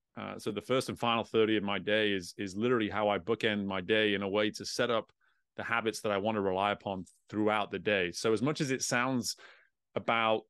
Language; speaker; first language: English; native; English